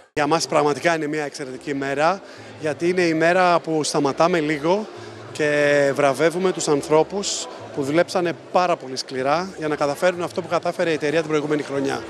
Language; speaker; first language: Greek; native; Greek